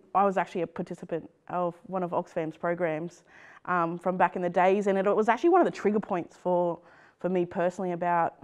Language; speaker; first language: English; native; English